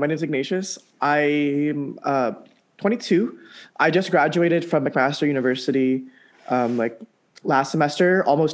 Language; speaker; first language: English; native; English